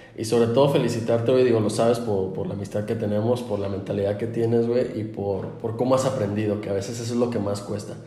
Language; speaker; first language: Spanish; native; Spanish